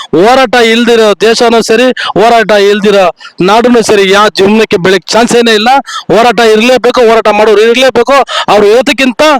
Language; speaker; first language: Kannada; native; Kannada